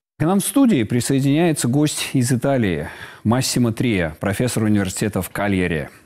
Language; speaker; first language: Russian; native; Russian